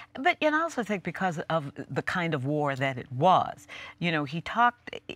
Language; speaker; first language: English; native; English